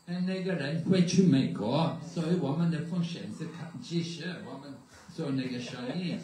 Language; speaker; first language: Chinese; non-native, learner; English